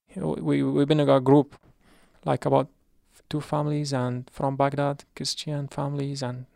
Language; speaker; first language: English; non-native, fluent; Arabic